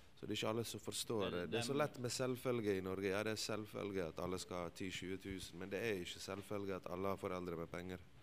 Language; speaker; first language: Norwegian; early bilingual, other home language; Bosnian